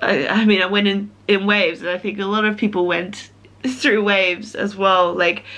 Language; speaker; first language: English; native; English